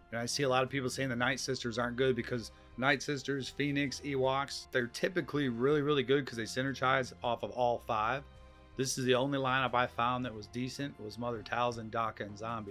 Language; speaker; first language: English; native; English